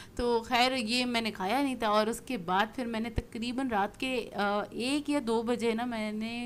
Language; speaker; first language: Urdu; native; Urdu